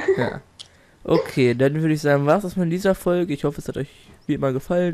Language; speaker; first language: German; native; German